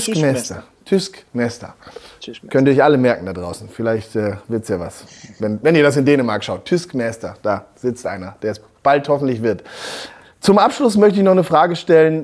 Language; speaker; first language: German; native; German